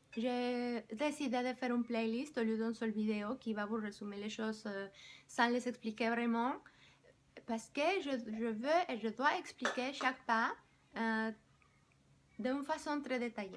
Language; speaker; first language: French; non-native, fluent; Spanish